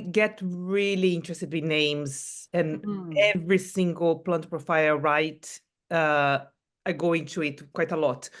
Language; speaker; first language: English; non-native, fluent; Portuguese